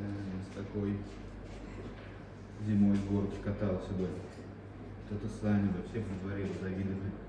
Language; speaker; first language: Russian; native; Russian